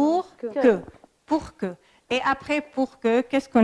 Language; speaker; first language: French; non-native, fluent; Arabic